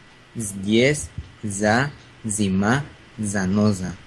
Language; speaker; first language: Russian; non-native, learner; Spanish